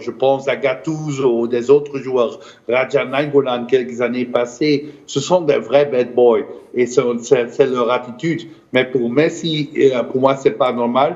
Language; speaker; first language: French; non-native, fluent; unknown